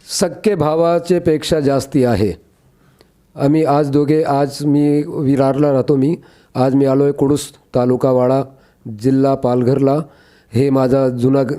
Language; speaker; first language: Marathi; non-native, local second language; Urdu